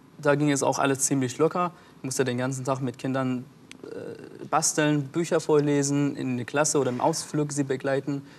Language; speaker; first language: German; non-native, fluent; Persian